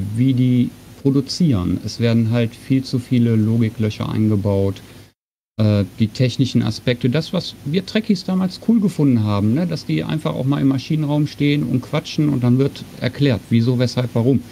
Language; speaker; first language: German; native; German